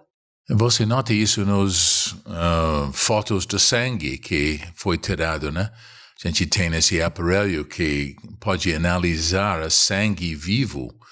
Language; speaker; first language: Portuguese; non-native, fluent; English